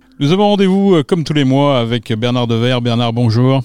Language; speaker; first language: French; native; French